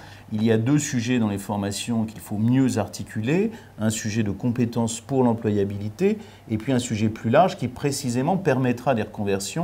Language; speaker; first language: French; native; French